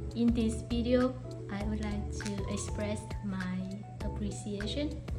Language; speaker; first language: English; non-native, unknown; Vietnamese